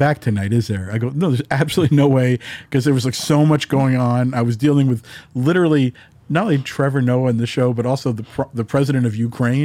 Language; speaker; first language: English; native; English